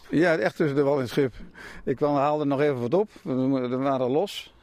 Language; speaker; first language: Dutch; native; Dutch